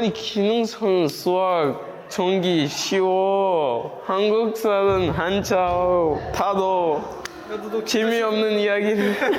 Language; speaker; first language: Korean; early bilingual, other home language; English